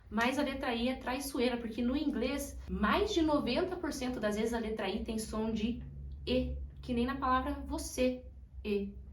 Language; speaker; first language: Portuguese; native; Portuguese